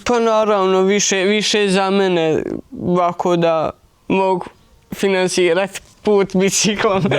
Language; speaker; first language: Bosnian; early bilingual, heritage; Bosnian